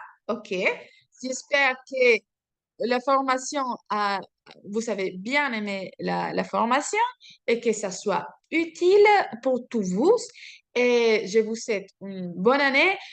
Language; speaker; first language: French; non-native, fluent; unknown